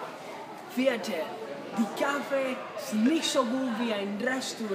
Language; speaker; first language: German; non-native, learner; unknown